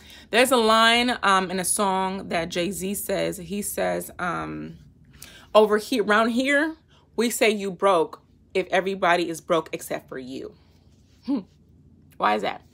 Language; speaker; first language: English; native; English